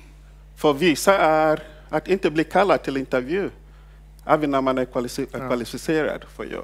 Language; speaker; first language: Swedish; non-native, fluent; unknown